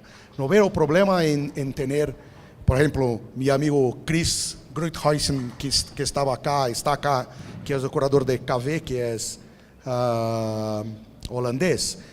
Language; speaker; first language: Spanish; non-native, fluent; Portuguese